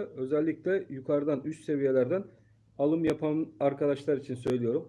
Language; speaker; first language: Turkish; native; Turkish